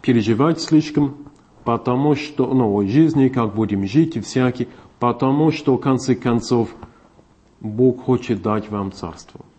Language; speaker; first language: Russian; non-native, fluent; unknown